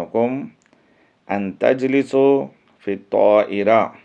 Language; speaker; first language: Arabic; non-native, fluent; Urdu